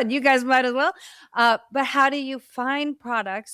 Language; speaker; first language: English; native; English